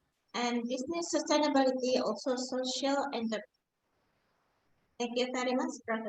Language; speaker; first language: English; non-native, fluent; Indonesian